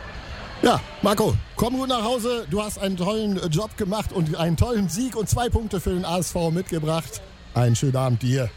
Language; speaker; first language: German; native; German